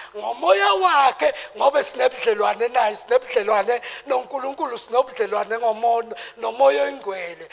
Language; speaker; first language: Zulu; native; Zulu